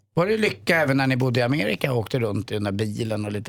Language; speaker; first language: Swedish; native; Swedish